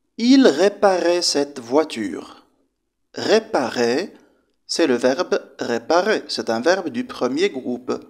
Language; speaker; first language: French; non-native, local second language; Arabic